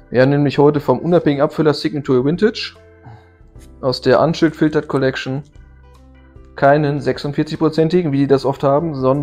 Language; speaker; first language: German; native; German